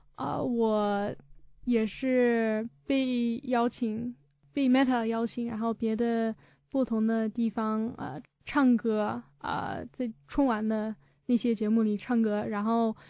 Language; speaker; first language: Chinese; early bilingual, heritage; Chinese